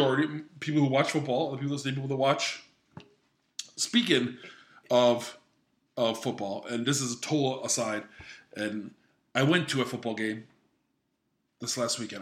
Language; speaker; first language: English; native; English